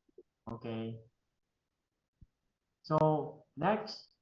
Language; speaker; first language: English; non-native, fluent; Filipino